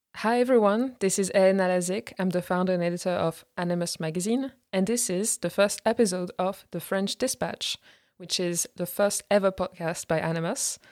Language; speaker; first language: English; non-native, fluent; French